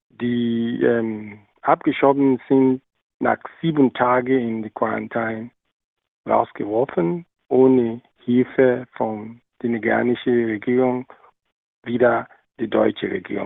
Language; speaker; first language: German; non-native, learner; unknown